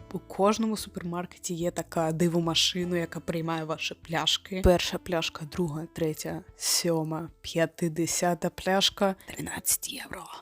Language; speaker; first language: Ukrainian; non-native, local second language; Russian